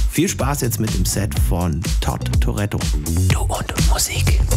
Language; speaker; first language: German; native; German